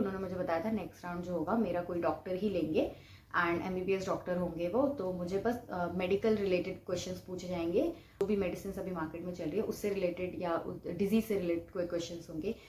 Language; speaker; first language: Hindi; non-native, local second language; Bangla